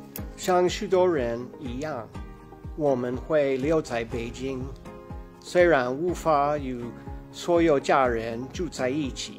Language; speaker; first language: Chinese; non-native, fluent; English